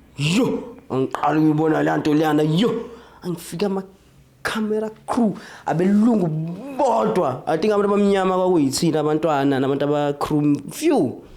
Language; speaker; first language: Zulu; native; Zulu